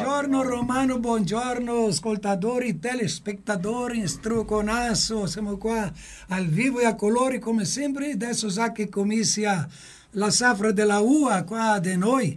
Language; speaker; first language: Italian; early bilingual, heritage; Italian